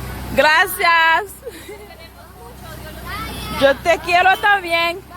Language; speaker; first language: Spanish; non-native, learner; Haitian Creole